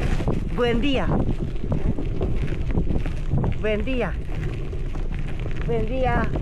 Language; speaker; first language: Spanish; non-native, learner; Japanese